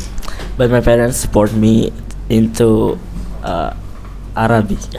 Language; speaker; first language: English; non-native, learner; Indonesian